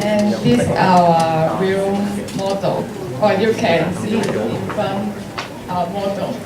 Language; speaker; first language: English; non-native, learner; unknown